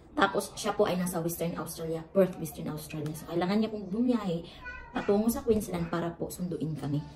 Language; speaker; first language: Filipino; native; Filipino